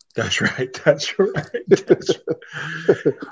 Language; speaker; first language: English; native; English